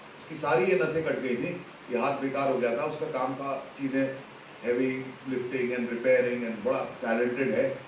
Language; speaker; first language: Hindi; non-native, local second language; Punjabi